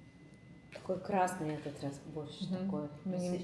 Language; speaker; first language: Russian; native; Russian